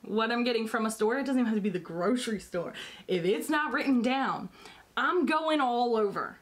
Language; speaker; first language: English; native; English